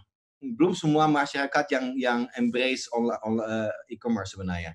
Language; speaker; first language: Indonesian; non-native, fluent; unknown